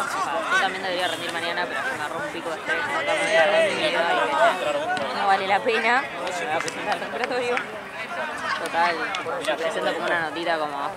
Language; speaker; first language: Spanish; native; Spanish